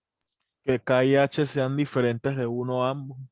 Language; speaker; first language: Spanish; native; Spanish